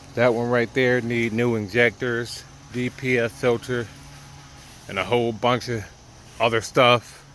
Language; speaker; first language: English; native; English